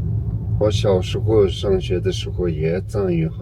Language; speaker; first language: Chinese; non-native, local second language; Tibetan